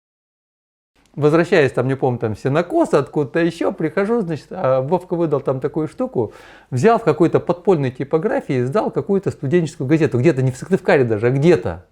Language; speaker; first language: Russian; native; Russian